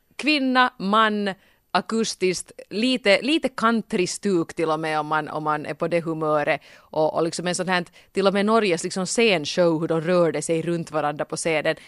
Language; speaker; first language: Swedish; native; Swedish